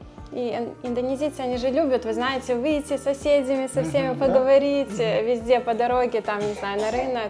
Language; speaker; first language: Russian; native; Russian